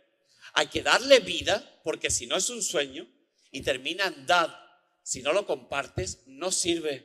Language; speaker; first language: Spanish; native; Spanish